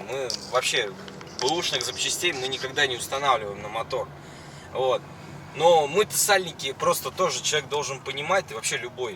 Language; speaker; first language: Russian; native; Russian